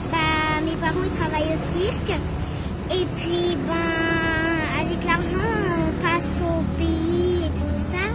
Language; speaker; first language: French; non-native, learner; Spanish